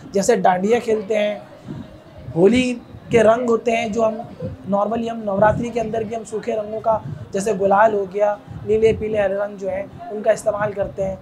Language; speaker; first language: Urdu; non-native, local second language; Gujarati